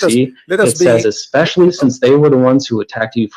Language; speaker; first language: English; native; English